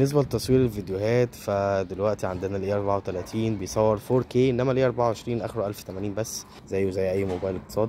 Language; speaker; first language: Arabic; native; Arabic